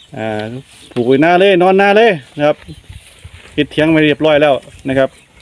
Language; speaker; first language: Thai; native; Thai